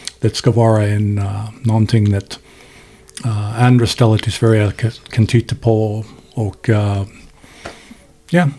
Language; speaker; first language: Swedish; non-native, learner; English